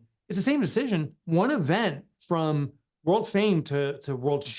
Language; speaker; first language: English; native; English